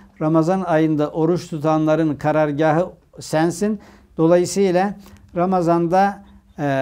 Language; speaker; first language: Turkish; native; Turkish